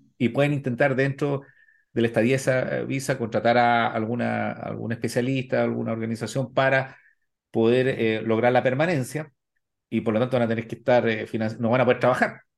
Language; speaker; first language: Spanish; native; Spanish